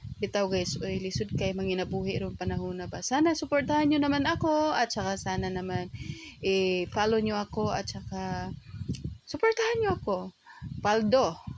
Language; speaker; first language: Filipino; non-native, local second language; Cebuano